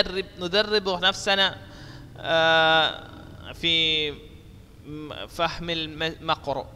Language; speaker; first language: Arabic; non-native, fluent; Indonesian